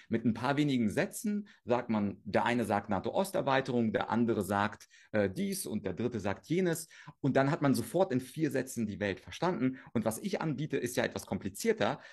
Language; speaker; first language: German; early bilingual, other home language; Russian